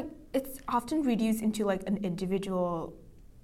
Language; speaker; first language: English; non-native, fluent; Vietnamese